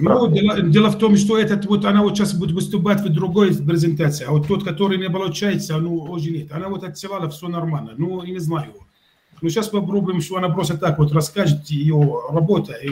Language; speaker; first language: Russian; non-native, fluent; Arabic